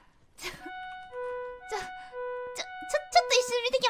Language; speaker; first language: Japanese; non-native, fluent; Indonesian